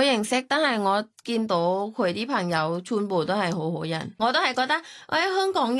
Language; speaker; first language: Cantonese; non-native, learner; Thai